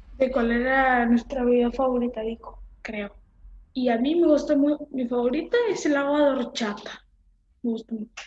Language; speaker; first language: Spanish; native; Spanish